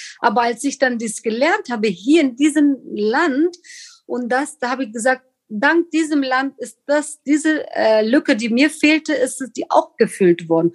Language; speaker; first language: German; non-native, fluent; Kurdish